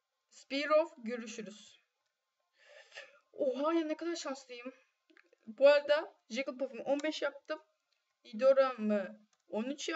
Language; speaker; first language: Turkish; native; Turkish